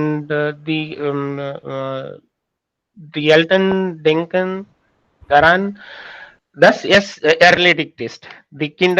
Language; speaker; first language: German; non-native, learner; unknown